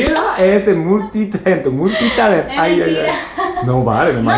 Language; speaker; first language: Spanish; non-native, learner; Japanese